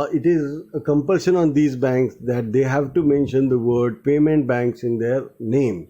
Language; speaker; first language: English; non-native, local second language; Marathi